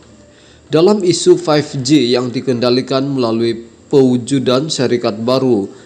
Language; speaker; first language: Malay; native; Malay